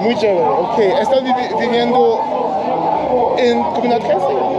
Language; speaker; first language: Spanish; non-native, learner; English